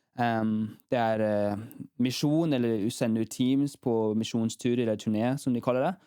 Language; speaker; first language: Norwegian; early bilingual, heritage; Norwegian